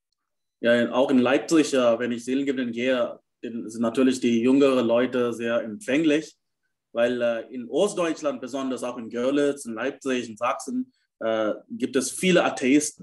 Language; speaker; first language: German; non-native, fluent; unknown